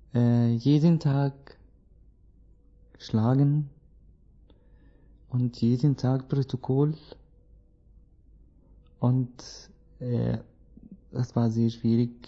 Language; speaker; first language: German; non-native, learner; Arabic